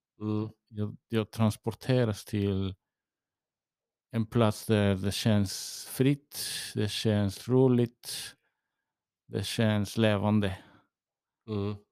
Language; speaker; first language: Swedish; early bilingual, heritage; English